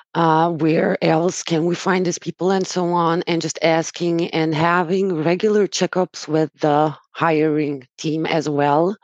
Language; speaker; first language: English; non-native, fluent; Romanian